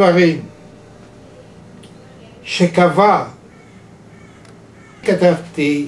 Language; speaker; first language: Hebrew; non-native, fluent; Yiddish